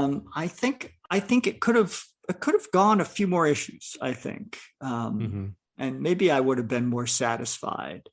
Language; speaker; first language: English; native; English